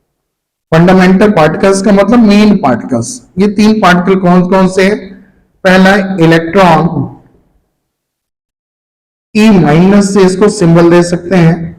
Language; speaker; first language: Hindi; native; Hindi